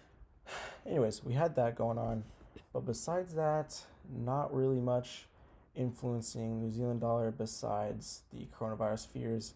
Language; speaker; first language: English; native; English